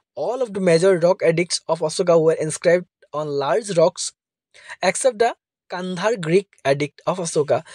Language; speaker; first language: English; non-native, local second language; Assamese